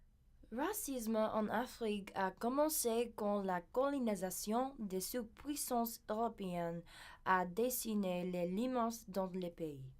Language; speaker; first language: French; non-native, learner; English